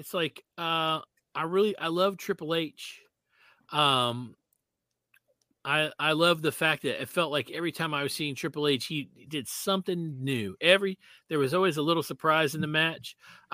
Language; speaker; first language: English; native; English